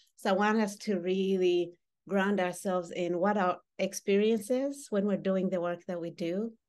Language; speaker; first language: English; non-native, local second language; Kinyarwanda